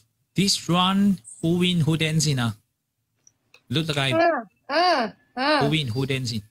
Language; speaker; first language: English; non-native, learner; Chinese